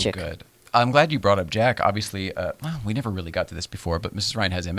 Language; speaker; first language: English; native; English